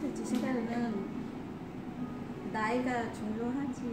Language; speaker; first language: Korean; non-native, learner; Vietnamese